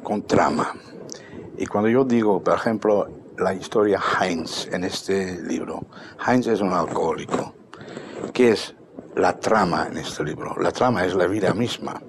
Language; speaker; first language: Spanish; non-native, fluent; Dutch